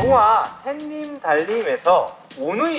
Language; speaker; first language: Korean; native; Korean